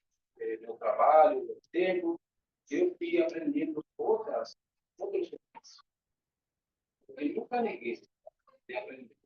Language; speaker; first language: Portuguese; non-native, learner; Spanish